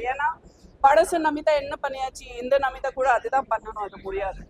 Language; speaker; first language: Tamil; non-native, local second language; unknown